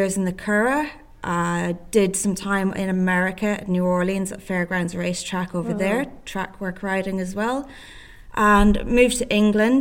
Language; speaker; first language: English; native; English